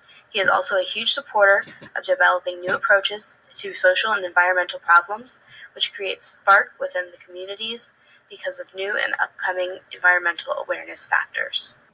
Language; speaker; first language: English; native; English